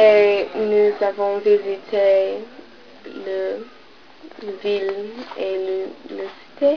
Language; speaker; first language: French; non-native, learner; English